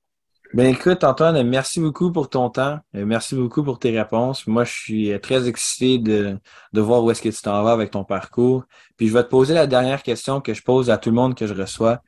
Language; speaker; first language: French; native; French